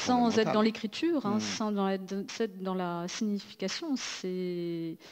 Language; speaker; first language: French; native; French